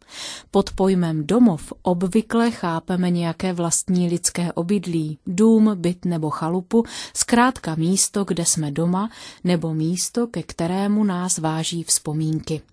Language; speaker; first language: Czech; native; Czech